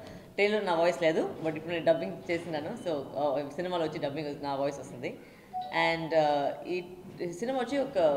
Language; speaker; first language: Telugu; non-native, learner; Tamil